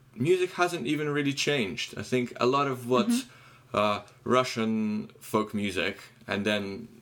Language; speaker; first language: English; non-native, fluent; Ukrainian